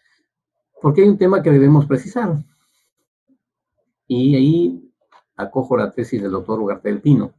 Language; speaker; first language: Spanish; native; Spanish